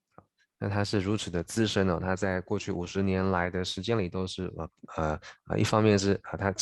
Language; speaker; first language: Chinese; native; Chinese